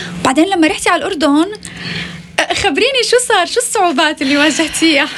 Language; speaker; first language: Arabic; native; Arabic